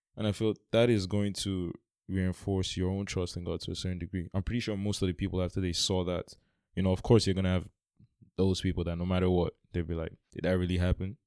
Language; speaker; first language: English; non-native, local second language; Yoruba